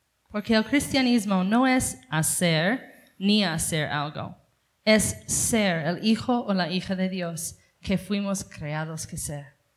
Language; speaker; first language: Spanish; non-native, fluent; English